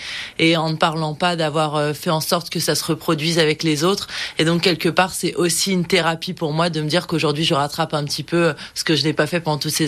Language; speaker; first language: French; native; French